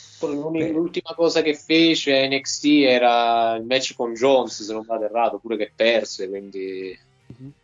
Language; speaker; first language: Italian; native; Italian